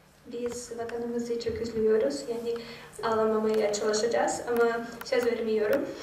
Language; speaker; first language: Turkish; non-native, learner; Ukrainian